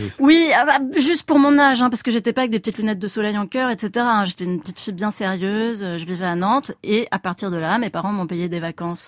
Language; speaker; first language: French; native; French